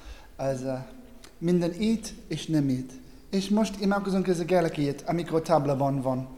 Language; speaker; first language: Hungarian; non-native, learner; English